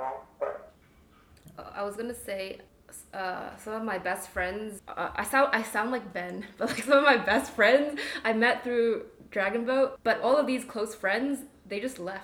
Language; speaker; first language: English; non-native, local second language; Cantonese